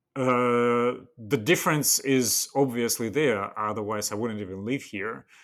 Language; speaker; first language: English; non-native, fluent; Russian